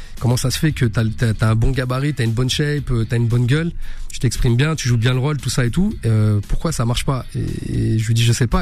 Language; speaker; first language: French; early bilingual, other home language; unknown